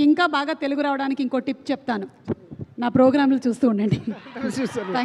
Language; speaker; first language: Telugu; native; Telugu